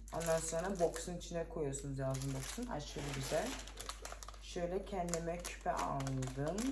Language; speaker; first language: Turkish; early bilingual, heritage; Turkish